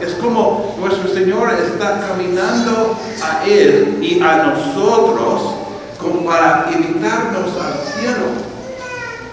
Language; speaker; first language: Spanish; non-native, fluent; English